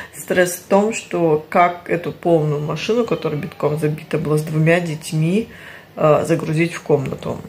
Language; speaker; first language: Russian; early bilingual, heritage; Russian